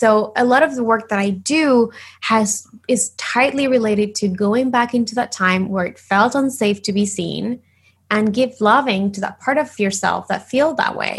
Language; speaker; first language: English; non-native, fluent; Spanish